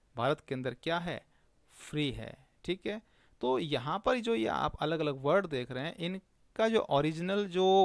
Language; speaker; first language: Hindi; native; Hindi